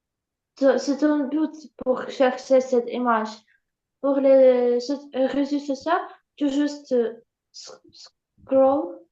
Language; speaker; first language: French; non-native, learner; Ukrainian